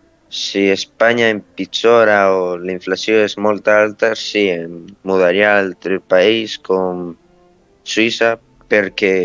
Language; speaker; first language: Catalan; early bilingual, other home language; Romanian